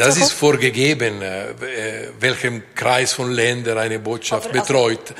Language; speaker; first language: German; non-native, local second language; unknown